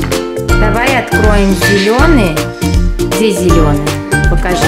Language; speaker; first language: Russian; native; Russian